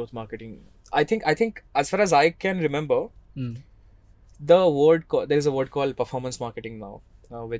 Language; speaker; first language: English; non-native, local second language; Odia